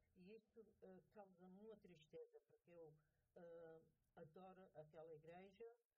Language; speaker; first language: Portuguese; native; Portuguese